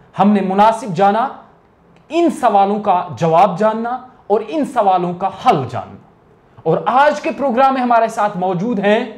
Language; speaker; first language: Hindi; non-native, local second language; Kashmiri